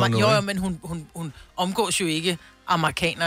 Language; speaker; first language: Danish; native; Danish